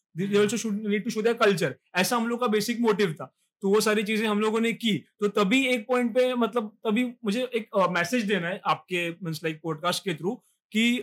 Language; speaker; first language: Hindi; non-native, local second language; Marathi